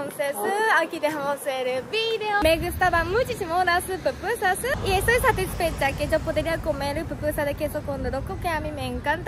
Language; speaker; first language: Spanish; non-native, learner; Japanese